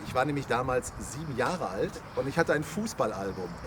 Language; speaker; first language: German; native; German